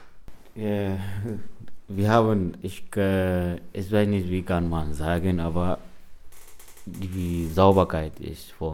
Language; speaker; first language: German; non-native, learner; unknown